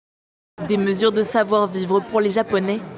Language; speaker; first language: French; native; French